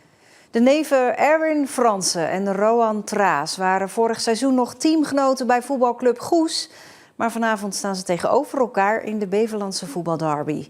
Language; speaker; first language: Dutch; native; Dutch